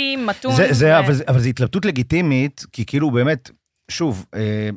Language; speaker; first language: Hebrew; native; Hebrew